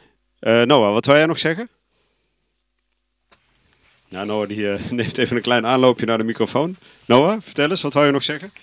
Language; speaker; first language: Dutch; native; Dutch